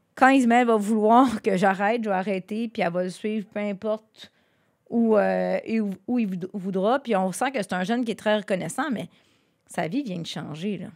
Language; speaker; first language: French; native; French